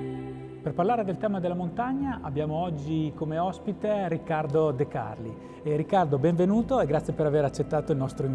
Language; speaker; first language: Italian; native; Italian